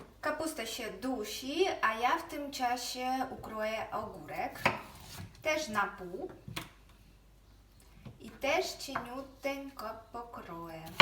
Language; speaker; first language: Polish; non-native, fluent; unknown